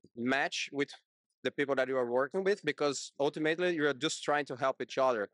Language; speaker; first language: English; non-native, fluent; Portuguese